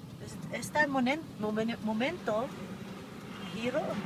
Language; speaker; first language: Spanish; non-native, learner; Filipino